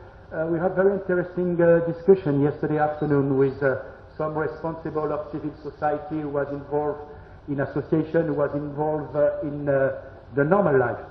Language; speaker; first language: English; non-native, learner; French